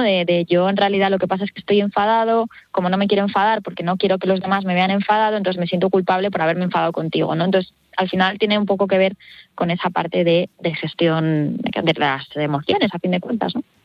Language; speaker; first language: Spanish; native; Spanish